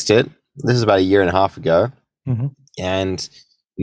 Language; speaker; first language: English; native; English